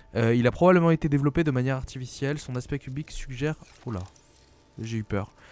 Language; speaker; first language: French; native; French